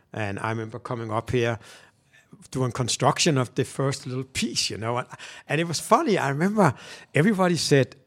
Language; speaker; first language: English; non-native, fluent; Danish